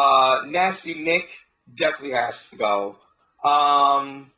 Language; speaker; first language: English; native; English